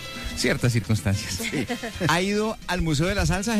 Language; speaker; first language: Spanish; native; Spanish